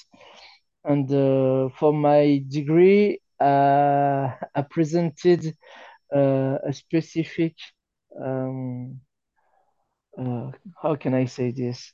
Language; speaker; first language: English; non-native, fluent; French